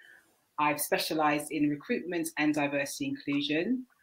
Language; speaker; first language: English; native; English